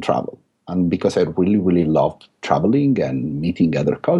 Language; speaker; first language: English; non-native, fluent; Italian